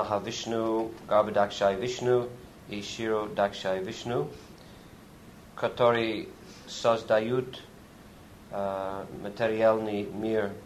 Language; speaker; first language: Russian; non-native, learner; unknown